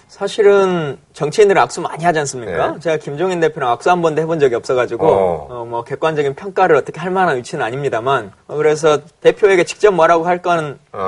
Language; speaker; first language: Korean; native; Korean